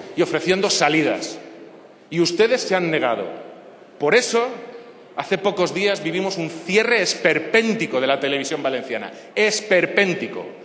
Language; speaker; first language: Spanish; non-native, local second language; Catalan